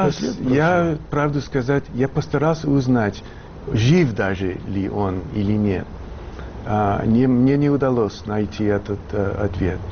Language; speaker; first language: Russian; non-native, fluent; English